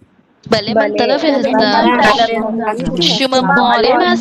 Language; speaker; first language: Persian; non-native, learner; Urdu